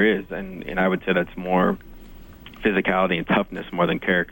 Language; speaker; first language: English; native; English